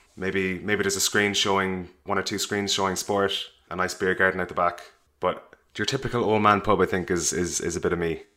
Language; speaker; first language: English; native; English